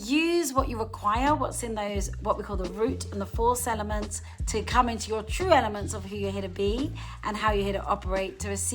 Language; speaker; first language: English; native; English